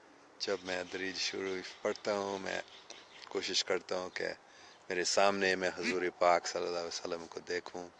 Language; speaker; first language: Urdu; non-native, fluent; English